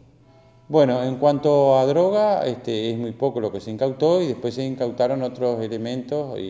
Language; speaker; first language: Spanish; native; Spanish